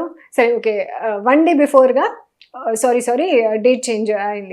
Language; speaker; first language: Telugu; non-native, local second language; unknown